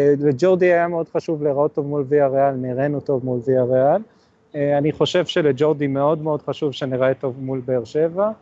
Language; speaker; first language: Hebrew; native; Hebrew